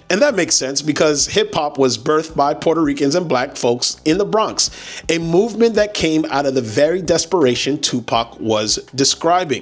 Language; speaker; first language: English; native; English